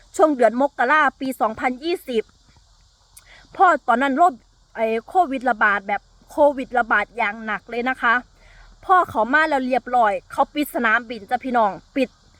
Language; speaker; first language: Thai; native; Thai